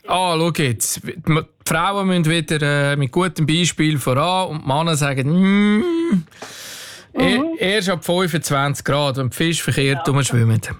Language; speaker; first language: German; native; German